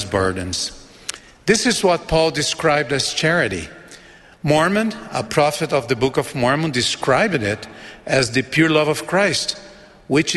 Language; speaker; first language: English; non-native, fluent; Portuguese